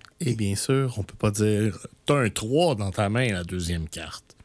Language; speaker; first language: French; native; French